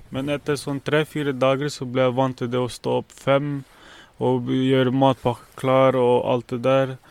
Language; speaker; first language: Norwegian; early bilingual, other home language; Filipino